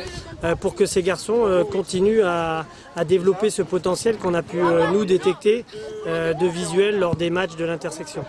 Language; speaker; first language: French; native; French